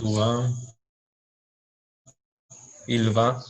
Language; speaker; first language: French; non-native, learner; Spanish